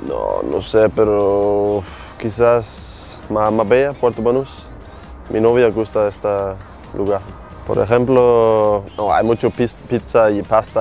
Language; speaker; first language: Spanish; non-native, learner; Danish